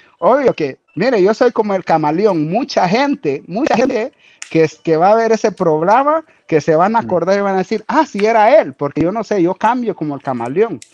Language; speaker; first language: Spanish; native; Spanish